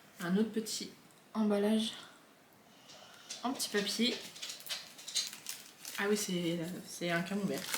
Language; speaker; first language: French; native; French